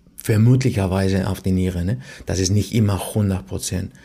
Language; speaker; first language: German; non-native, fluent; Spanish